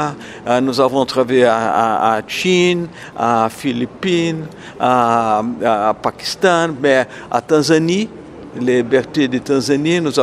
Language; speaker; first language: French; non-native, learner; Portuguese